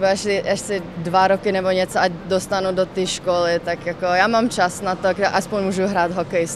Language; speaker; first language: Czech; non-native, local second language; English